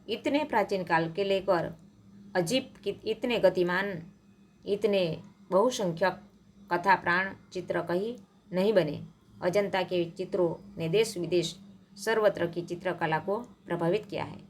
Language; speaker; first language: Hindi; non-native, local second language; Gujarati